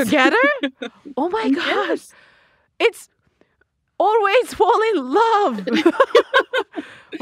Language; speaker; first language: English; non-native, learner; Japanese